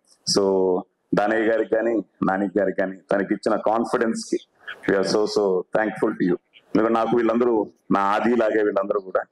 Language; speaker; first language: Telugu; native; Telugu